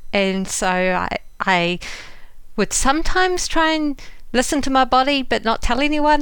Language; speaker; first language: English; native; English